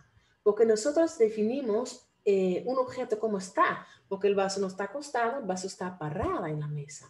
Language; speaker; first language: Spanish; non-native, fluent; Dutch